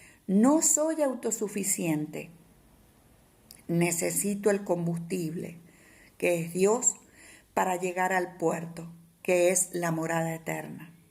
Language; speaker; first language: Spanish; native; Spanish